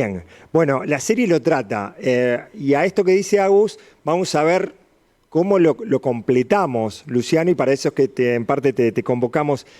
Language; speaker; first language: Spanish; native; Spanish